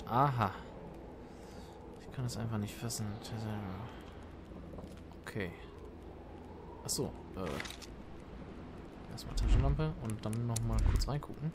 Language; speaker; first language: German; native; German